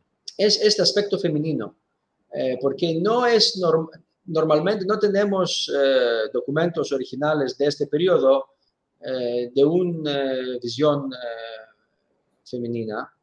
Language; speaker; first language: Spanish; non-native, fluent; Greek